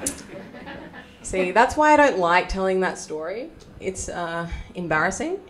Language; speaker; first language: English; native; English